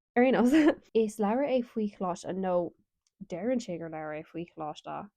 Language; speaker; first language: Irish; non-native, local second language; English